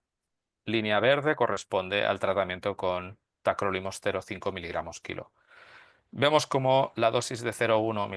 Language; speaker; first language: Spanish; native; Spanish